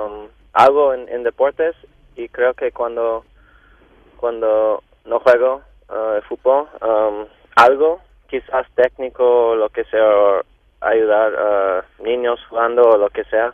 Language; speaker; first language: Spanish; non-native, local second language; English